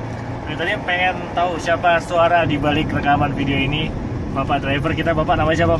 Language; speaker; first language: Indonesian; native; Indonesian